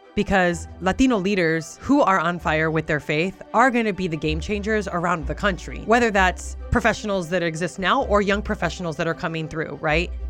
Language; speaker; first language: English; early bilingual, other home language; Spanish